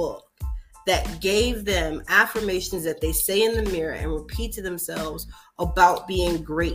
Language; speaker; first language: English; native; English